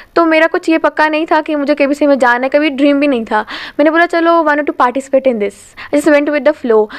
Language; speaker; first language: Hindi; native; Hindi